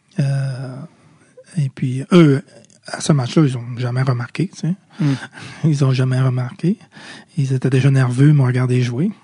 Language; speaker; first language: French; early bilingual, other home language; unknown